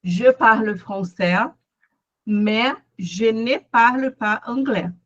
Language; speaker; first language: French; non-native, fluent; Portuguese